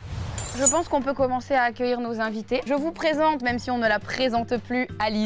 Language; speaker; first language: French; native; French